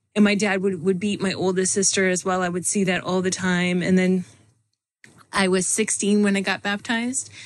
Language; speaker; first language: English; native; English